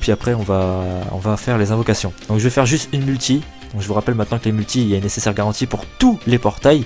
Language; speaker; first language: French; native; French